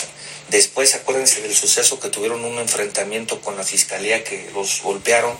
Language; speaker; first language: Spanish; native; Spanish